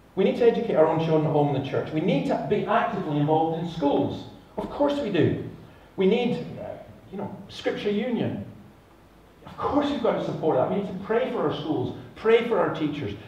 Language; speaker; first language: English; native; English